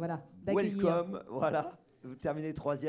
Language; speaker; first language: French; native; French